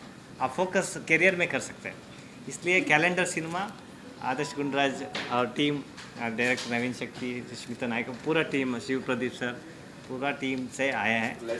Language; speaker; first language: Hindi; non-native, local second language; Kannada